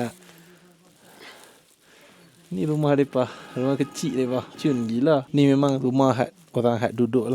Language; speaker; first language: Malay; native; Malay